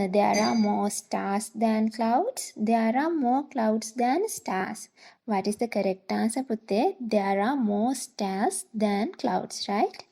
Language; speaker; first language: English; non-native, local second language; Sinhala